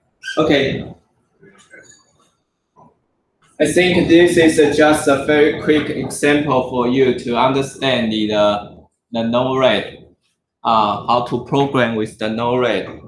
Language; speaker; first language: English; non-native, learner; Chinese